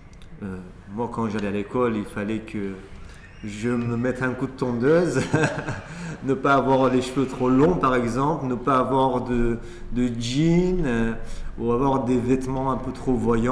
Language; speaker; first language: French; early bilingual, other home language; Persian